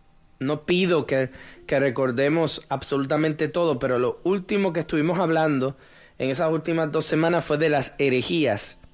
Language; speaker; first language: Spanish; native; Spanish